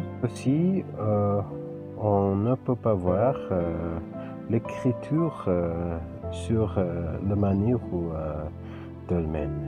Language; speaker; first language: French; non-native, fluent; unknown